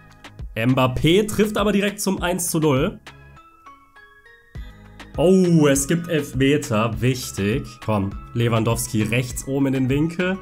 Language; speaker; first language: German; native; German